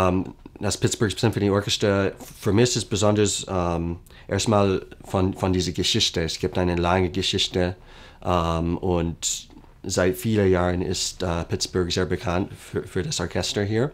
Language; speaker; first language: German; non-native, fluent; English